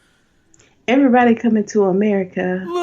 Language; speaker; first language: English; native; English